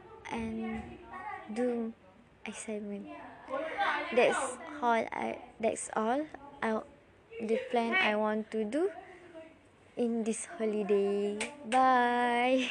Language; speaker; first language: English; non-native, learner; Malay